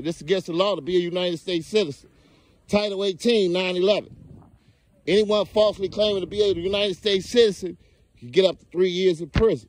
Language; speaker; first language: English; native; English